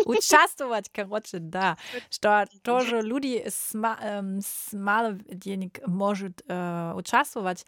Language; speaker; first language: Russian; non-native, learner; German